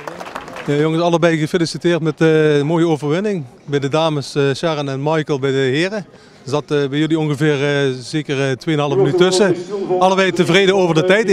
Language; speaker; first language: Dutch; native; Dutch